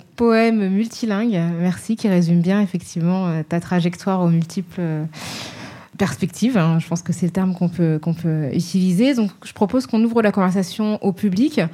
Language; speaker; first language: French; native; French